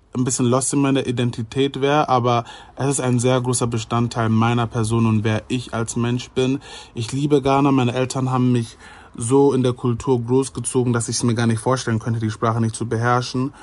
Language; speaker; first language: German; native; German